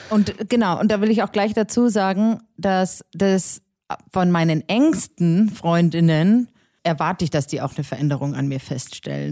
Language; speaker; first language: German; native; German